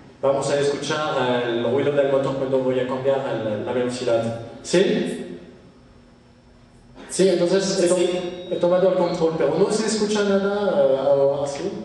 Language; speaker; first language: Spanish; non-native, fluent; French